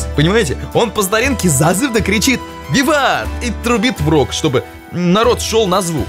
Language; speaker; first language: Russian; native; Russian